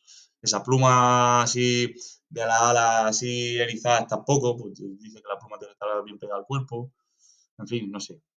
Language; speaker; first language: Spanish; native; Spanish